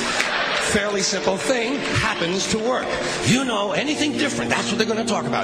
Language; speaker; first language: English; native; English